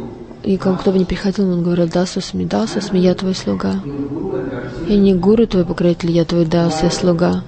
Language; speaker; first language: Russian; non-native, learner; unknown